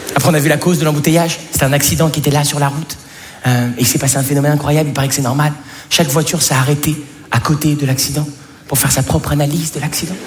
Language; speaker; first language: French; native; French